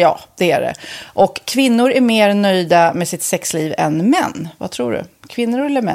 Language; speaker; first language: Swedish; native; Swedish